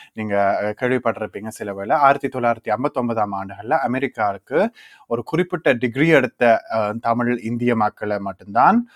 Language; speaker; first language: Tamil; early bilingual, heritage; Tamil